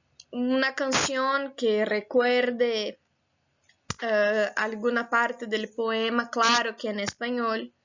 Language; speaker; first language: Spanish; non-native, fluent; Portuguese